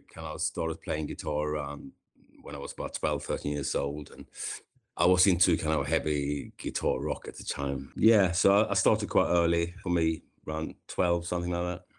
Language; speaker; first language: English; non-native, fluent; Swedish